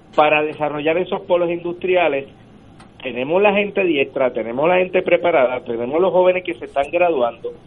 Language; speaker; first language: Spanish; native; Spanish